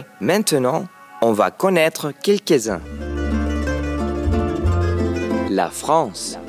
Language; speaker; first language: French; non-native, fluent; Spanish